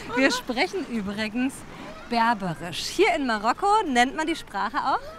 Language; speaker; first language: German; early bilingual, other home language; Riffian